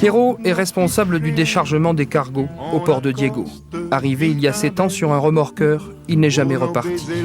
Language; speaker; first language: French; native; French